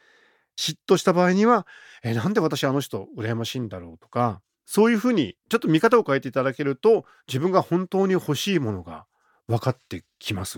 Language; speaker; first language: Japanese; native; Japanese